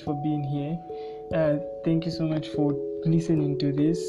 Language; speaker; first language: English; non-native, local second language; Bemba